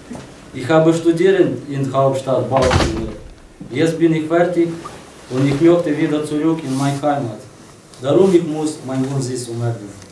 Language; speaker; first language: German; non-native, learner; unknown